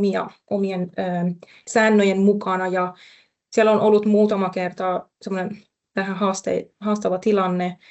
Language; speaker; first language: Finnish; non-native, fluent; Persian